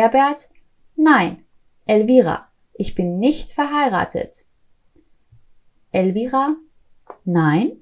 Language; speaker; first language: German; non-native, fluent; Persian